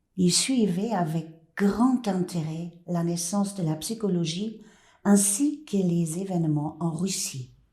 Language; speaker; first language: French; non-native, fluent; German